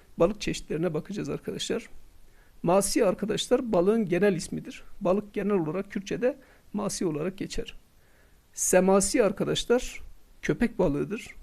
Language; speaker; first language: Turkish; non-native, local second language; Kurdish